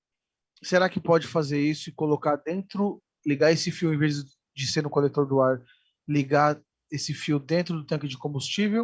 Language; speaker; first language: Portuguese; native; Portuguese